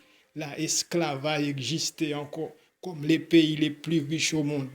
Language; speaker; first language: French; non-native, local second language; Haitian Creole